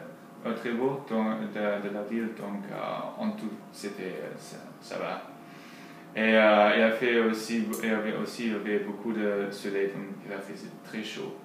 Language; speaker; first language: French; non-native, learner; English